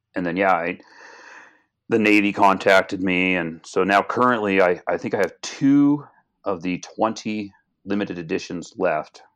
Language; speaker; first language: English; native; English